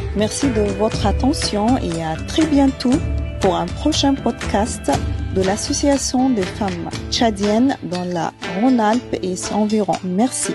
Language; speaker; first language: French; non-native, local second language; Arabic